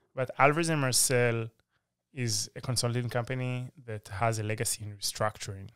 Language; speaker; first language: English; non-native, fluent; Hebrew